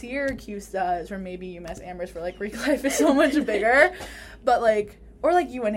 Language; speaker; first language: English; early bilingual, other home language; Spanish